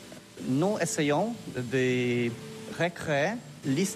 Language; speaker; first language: French; non-native, learner; Polish